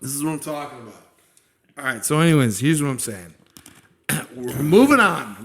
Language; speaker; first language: English; native; English